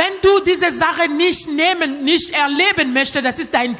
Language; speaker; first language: German; non-native, learner; French